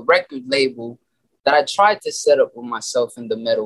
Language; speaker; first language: English; non-native, local second language; Filipino